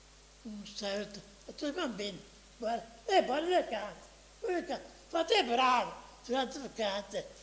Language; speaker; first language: Italian; non-native, fluent; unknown